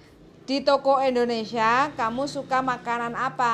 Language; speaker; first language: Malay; non-native, local second language; Javanese